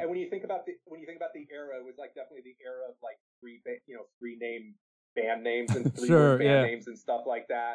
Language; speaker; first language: English; native; English